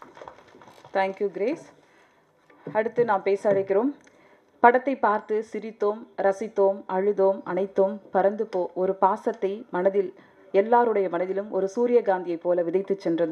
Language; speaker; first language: Tamil; native; Tamil